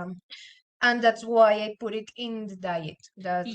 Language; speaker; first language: English; non-native, learner; Spanish